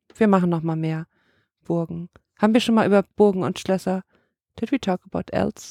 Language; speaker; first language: German; native; German